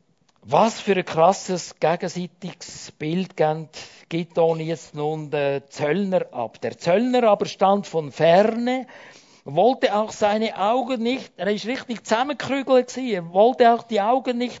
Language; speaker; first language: German; native; German